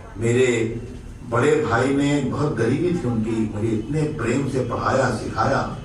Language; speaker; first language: Hindi; native; Hindi